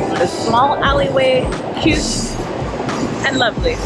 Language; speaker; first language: English; native; English